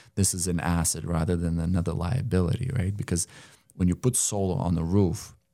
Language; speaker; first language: English; non-native, fluent; Lithuanian